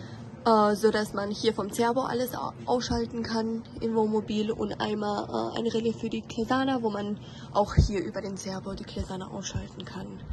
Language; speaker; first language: German; native; German